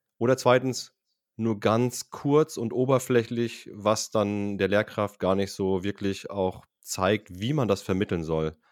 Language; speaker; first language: German; native; German